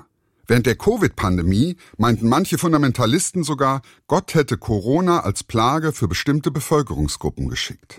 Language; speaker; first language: German; native; German